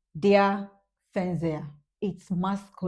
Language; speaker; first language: German; non-native, learner; English